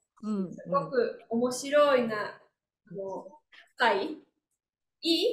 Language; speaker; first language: Japanese; non-native, learner; Spanish